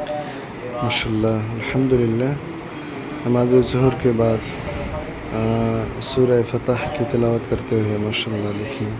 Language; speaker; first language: Hindi; non-native, local second language; Bangla